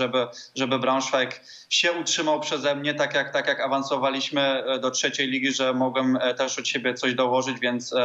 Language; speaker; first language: Polish; early bilingual, heritage; Polish